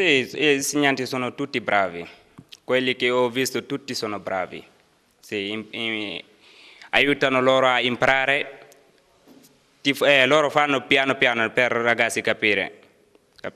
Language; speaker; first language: Italian; non-native, learner; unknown